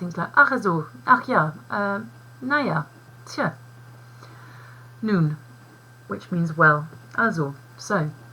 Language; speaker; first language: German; non-native, fluent; English